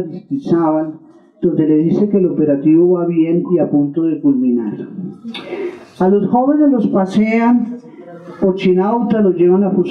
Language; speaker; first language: Spanish; native; Spanish